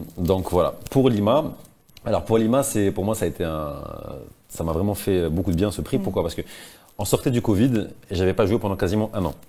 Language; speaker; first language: French; non-native, local second language; Arabic